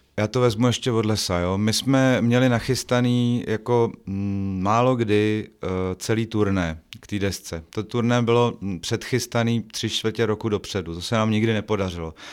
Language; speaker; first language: Czech; native; Czech